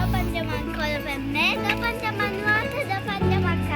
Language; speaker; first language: Italian; early bilingual, other home language; Sinhala